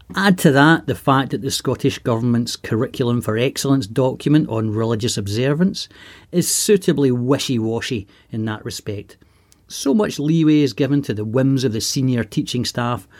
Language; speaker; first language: English; native; English